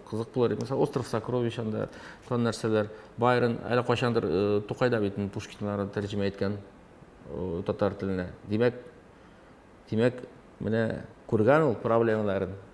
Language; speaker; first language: Tatar; non-native, local second language; Russian